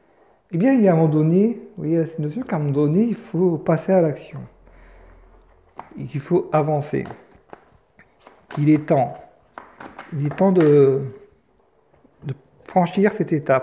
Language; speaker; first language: French; native; French